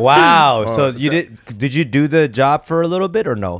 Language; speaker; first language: English; early bilingual, other home language; Korean